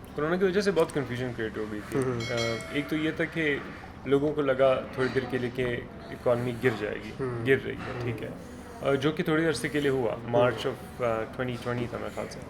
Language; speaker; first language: Urdu; native; Urdu